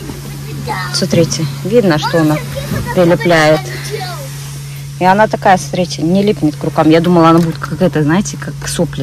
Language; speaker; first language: Russian; native; Russian